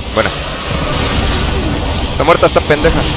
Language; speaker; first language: Spanish; native; Spanish